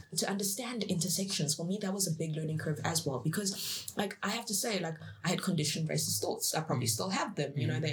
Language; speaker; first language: English; early bilingual, other home language; Chinese